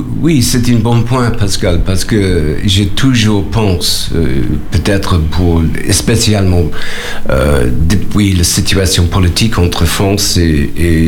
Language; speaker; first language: French; non-native, learner; English